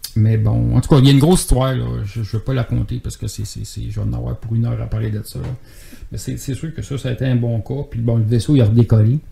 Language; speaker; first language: French; native; French